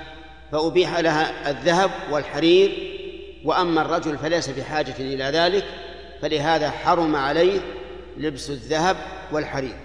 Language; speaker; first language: Arabic; native; Arabic